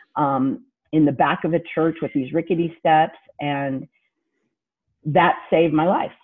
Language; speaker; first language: English; native; English